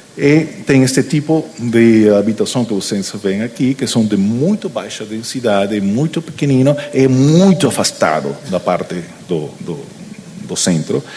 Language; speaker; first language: Portuguese; non-native, learner; Spanish